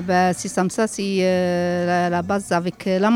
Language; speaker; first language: French; non-native, learner; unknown